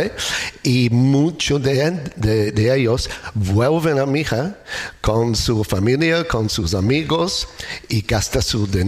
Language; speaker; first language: Spanish; non-native, learner; English